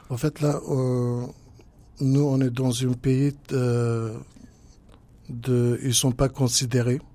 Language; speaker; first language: French; non-native, learner; Kurdish